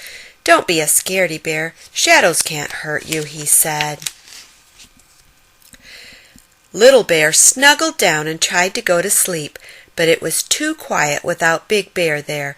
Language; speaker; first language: English; native; English